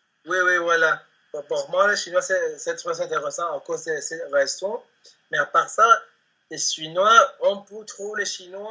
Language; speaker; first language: French; non-native, learner; Spanish